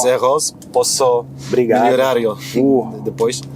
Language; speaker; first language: Portuguese; non-native, fluent; Polish